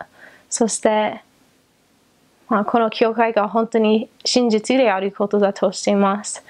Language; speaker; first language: Japanese; non-native, learner; English